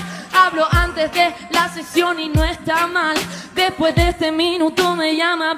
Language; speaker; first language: Spanish; native; Spanish